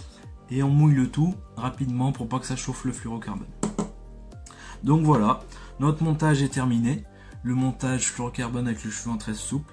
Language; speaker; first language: French; native; French